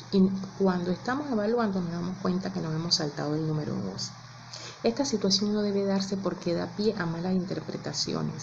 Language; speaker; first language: Spanish; native; Spanish